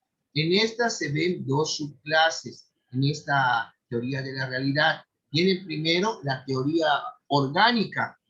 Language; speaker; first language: Spanish; native; Spanish